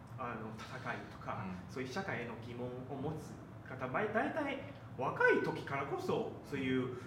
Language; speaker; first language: Japanese; non-native, fluent; Chinese